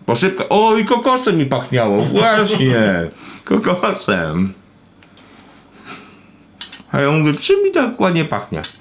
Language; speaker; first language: Polish; native; Polish